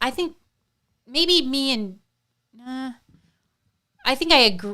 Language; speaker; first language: English; native; English